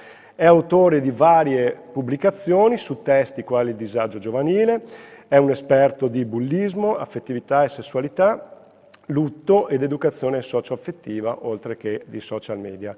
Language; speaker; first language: Italian; native; Italian